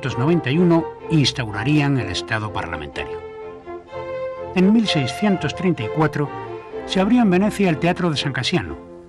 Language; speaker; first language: Spanish; native; Spanish